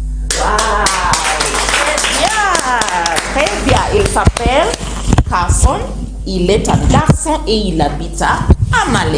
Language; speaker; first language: French; non-native, fluent; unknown